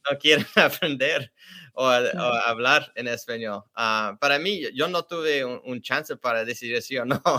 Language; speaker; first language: Spanish; early bilingual, heritage; English